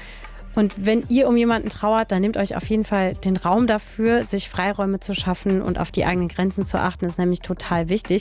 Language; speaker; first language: German; native; German